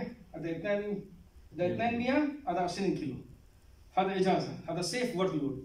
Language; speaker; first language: Arabic; non-native, learner; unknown